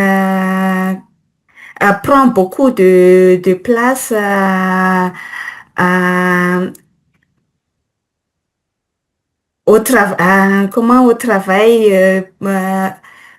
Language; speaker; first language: French; non-native, learner; Malagasy